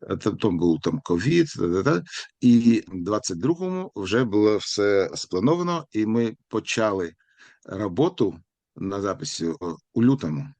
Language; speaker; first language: Ukrainian; non-native, local second language; Russian